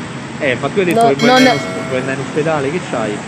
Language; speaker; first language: Italian; native; Italian